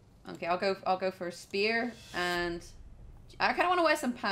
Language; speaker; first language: English; native; English